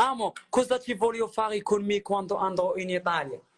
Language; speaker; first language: Italian; non-native, learner; Arabic